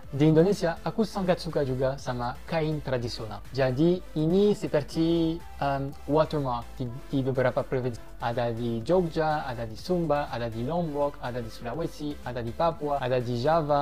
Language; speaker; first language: Indonesian; non-native, fluent; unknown